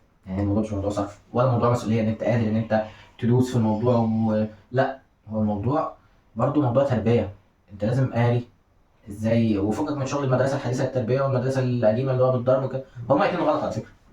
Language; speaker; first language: Arabic; native; Arabic